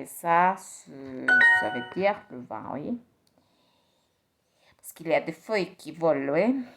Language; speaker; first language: French; non-native, learner; Spanish